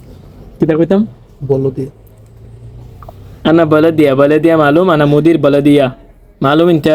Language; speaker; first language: Arabic; non-native, learner; Bangla